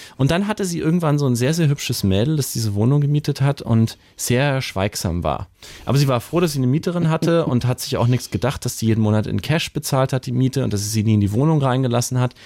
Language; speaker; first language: German; native; German